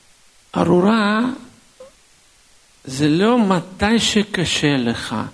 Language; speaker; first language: Hebrew; non-native, fluent; Russian